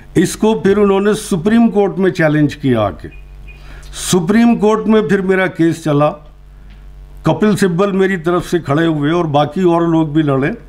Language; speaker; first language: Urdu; native; Urdu